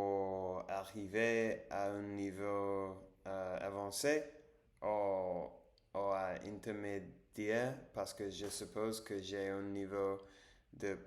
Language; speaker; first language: French; non-native, learner; English